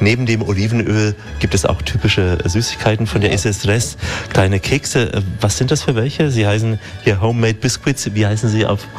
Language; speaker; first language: German; native; German